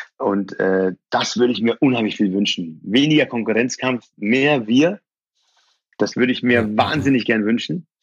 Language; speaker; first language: German; early bilingual, other home language; Persian